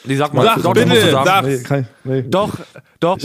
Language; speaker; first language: German; native; German